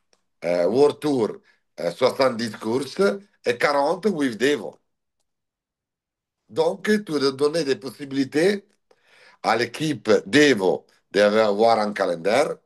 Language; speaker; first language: French; non-native, learner; Italian